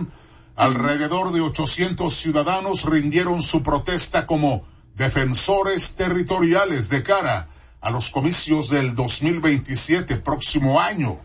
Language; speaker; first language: Spanish; native; Spanish